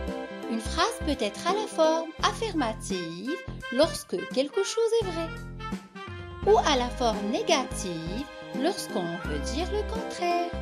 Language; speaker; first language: French; non-native, local second language; Arabic